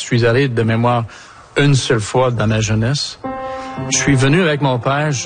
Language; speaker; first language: French; native; French